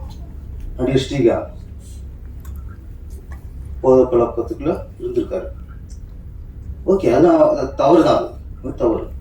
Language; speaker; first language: Tamil; native; Tamil